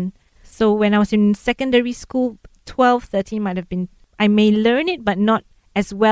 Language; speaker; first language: English; native; English